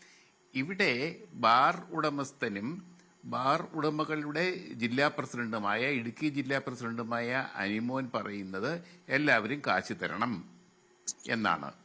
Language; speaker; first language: Malayalam; native; Malayalam